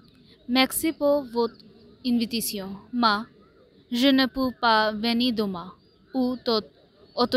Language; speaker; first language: French; non-native, learner; Bangla